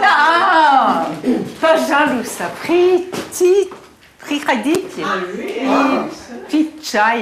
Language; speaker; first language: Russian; early bilingual, heritage; Russian